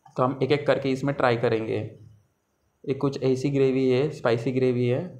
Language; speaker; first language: Hindi; non-native, local second language; Marathi